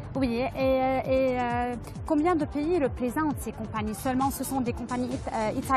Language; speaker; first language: French; non-native, fluent; Arabic